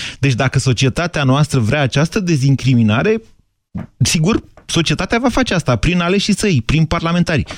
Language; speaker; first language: Romanian; native; Romanian